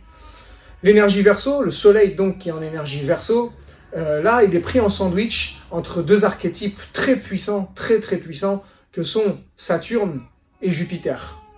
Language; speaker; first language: French; native; French